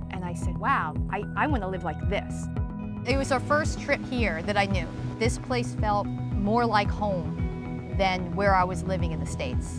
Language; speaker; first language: English; native; English